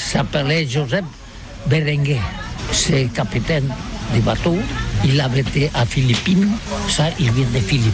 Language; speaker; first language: French; non-native, learner; Catalan